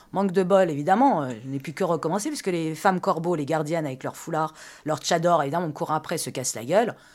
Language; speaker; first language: French; early bilingual, other home language; Persian